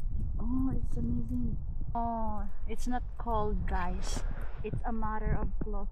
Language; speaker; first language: English; non-native, learner; Filipino